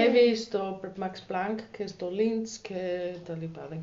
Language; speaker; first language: Greek; non-native, learner; German